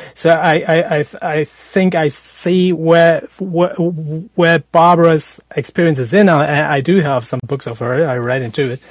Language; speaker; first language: English; non-native, fluent; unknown